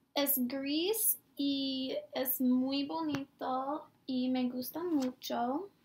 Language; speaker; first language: Spanish; non-native, learner; English